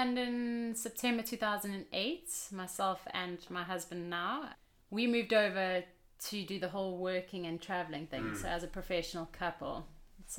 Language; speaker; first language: English; native; English